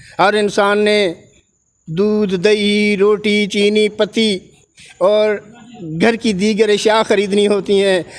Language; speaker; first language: Urdu; non-native, local second language; Punjabi